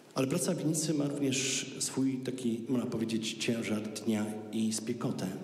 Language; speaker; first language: Polish; native; Polish